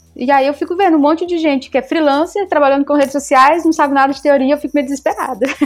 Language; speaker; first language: Portuguese; native; Portuguese